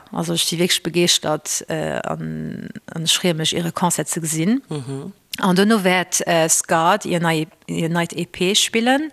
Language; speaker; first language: Luxembourgish; early bilingual, other home language; Portuguese